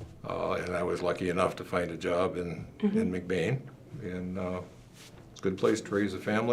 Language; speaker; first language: English; native; English